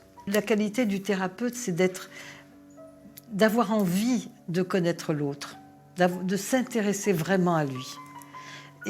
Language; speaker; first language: French; native; French